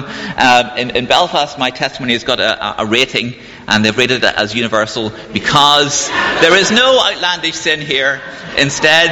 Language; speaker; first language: English; native; English